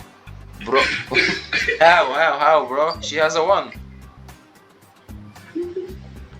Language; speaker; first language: English; non-native, learner; Arabic